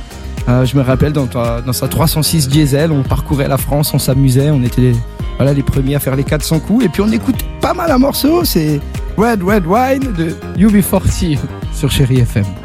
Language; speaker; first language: French; native; French